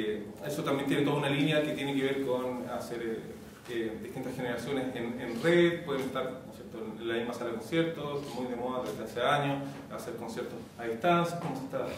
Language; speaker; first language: Spanish; native; Spanish